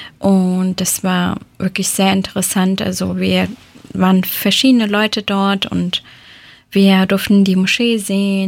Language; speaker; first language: German; early bilingual, other home language; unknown